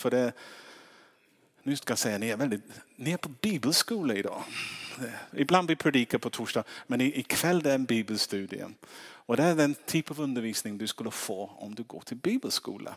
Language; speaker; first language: Swedish; non-native, fluent; English